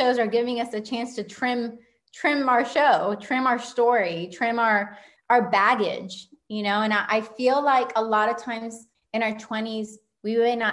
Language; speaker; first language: English; early bilingual, other home language; Spanish